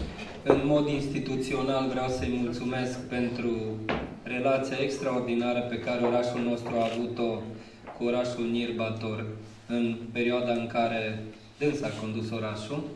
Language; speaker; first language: Romanian; native; Romanian